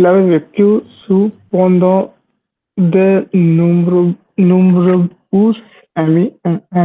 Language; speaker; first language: French; non-native, learner; Hindi